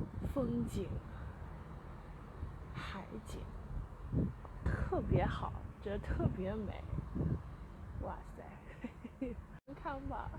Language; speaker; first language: Chinese; early bilingual, heritage; Chinese